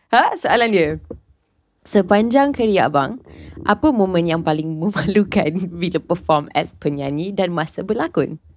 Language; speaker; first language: Malay; non-native, local second language; English